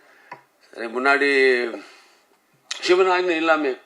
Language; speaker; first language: Tamil; non-native, learner; Telugu